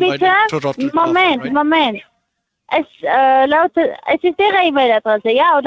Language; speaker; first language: German; non-native, learner; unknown